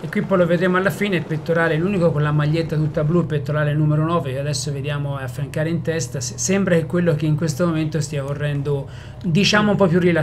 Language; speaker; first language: Italian; native; Italian